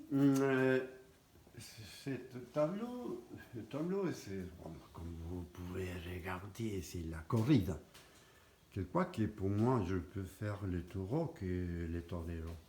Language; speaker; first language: French; non-native, fluent; Spanish